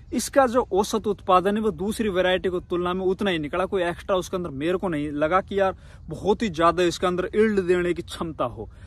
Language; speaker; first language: Hindi; native; Hindi